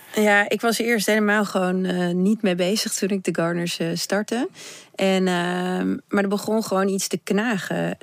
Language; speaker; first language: Dutch; early bilingual, other home language; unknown